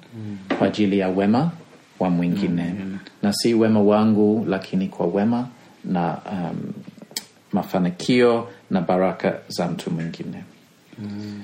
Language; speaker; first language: Swahili; non-native, fluent; English